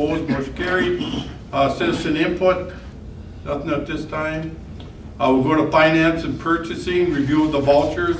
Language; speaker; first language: English; native; English